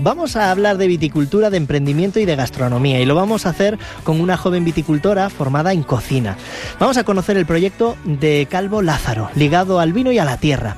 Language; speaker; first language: Spanish; native; Spanish